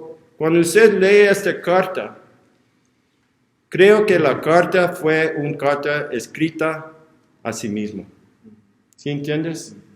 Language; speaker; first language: Spanish; non-native, learner; English